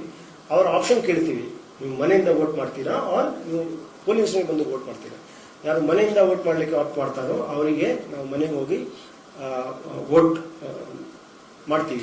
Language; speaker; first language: Kannada; non-native, fluent; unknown